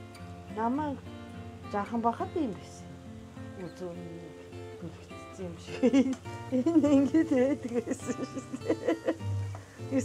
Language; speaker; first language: Mongolian; non-native, fluent; Japanese